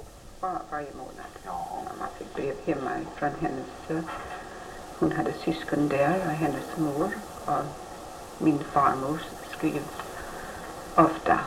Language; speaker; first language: Swedish; early bilingual, heritage; Swedish